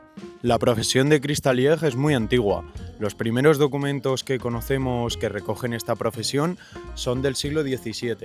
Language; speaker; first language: Spanish; native; Spanish